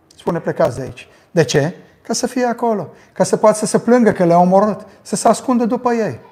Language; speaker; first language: Romanian; early bilingual, heritage; Romanian